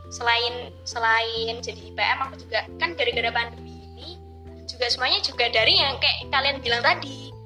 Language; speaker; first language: Indonesian; native; Indonesian